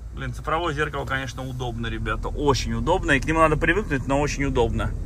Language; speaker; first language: Russian; native; Russian